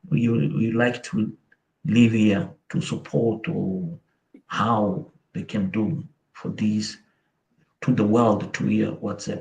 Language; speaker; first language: English; non-native, local second language; Portuguese